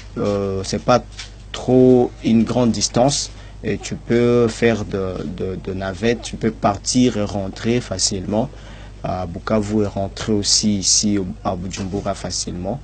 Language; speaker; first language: French; non-native, local second language; Swahili